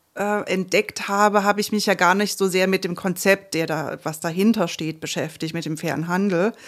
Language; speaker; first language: German; native; German